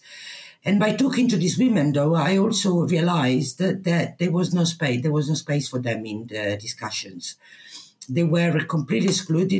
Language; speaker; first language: English; non-native, fluent; Italian